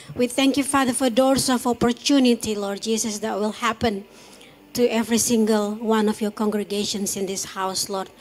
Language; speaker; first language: English; non-native, fluent; Indonesian